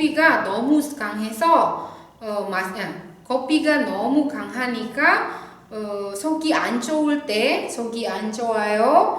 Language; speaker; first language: Korean; non-native, fluent; Indonesian